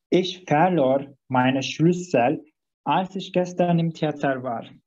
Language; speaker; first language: German; non-native, fluent; Turkish